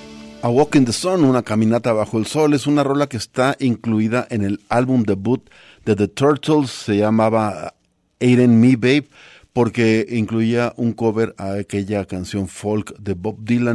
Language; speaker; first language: Spanish; native; Spanish